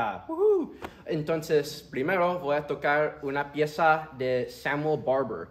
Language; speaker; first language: Spanish; early bilingual, heritage; Spanish